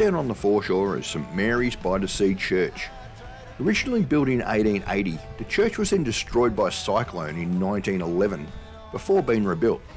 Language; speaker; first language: English; native; English